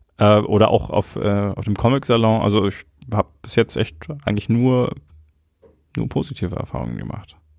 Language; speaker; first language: German; native; German